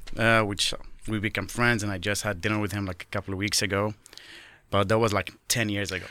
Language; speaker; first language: English; non-native, fluent; Arabic